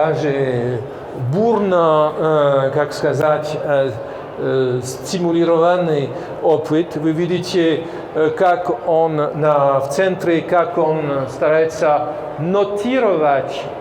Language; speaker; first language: Russian; non-native, fluent; French